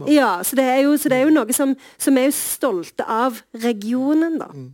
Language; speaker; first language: Norwegian; native; Norwegian